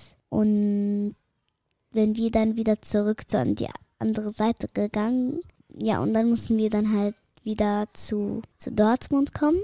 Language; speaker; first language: German; early bilingual, other home language; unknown